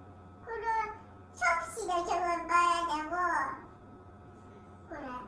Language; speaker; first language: Korean; non-native, fluent; Japanese